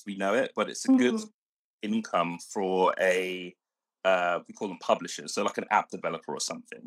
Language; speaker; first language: English; native; English